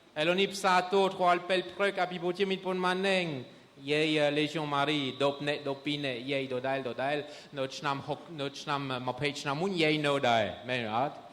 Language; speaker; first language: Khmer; non-native, fluent; French